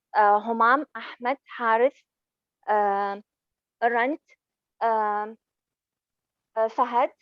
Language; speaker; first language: English; non-native, learner; Arabic